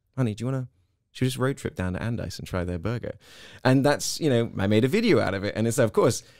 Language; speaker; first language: English; native; English